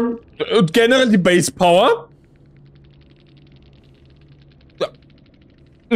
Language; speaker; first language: German; native; German